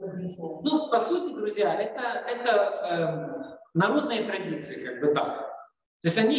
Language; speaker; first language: Russian; native; Russian